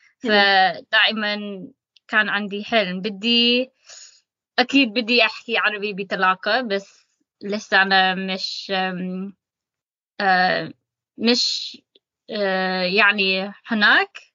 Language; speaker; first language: Arabic; non-native, learner; English